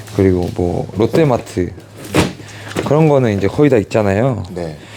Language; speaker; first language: Korean; native; Korean